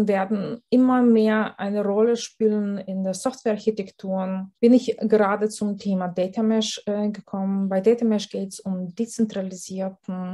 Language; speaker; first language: German; non-native, fluent; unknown